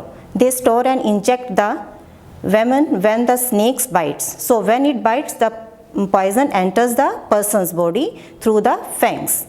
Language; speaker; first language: English; non-native, local second language; Gujarati